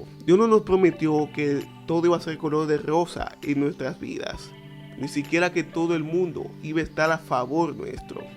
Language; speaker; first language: Spanish; native; Spanish